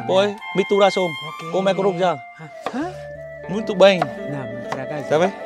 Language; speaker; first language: Portuguese; non-native, learner; Vietnamese